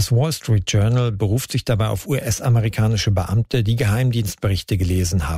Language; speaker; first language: German; native; German